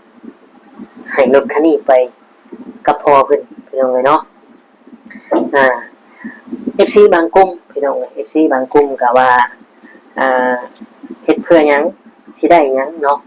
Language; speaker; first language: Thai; non-native, local second language; Lao